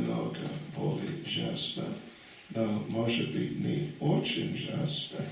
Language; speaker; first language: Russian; non-native, learner; English